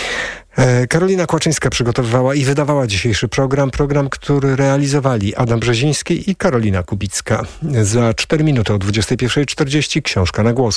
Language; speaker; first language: Polish; native; Polish